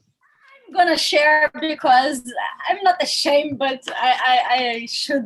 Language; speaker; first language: English; non-native, learner; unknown